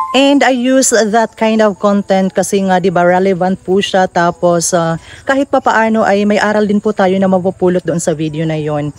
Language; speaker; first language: Filipino; non-native, local second language; Waray